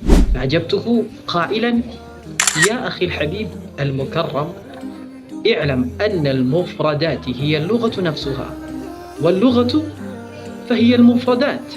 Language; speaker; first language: Arabic; non-native, fluent; Indonesian